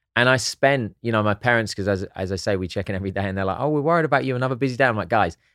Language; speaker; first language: English; native; English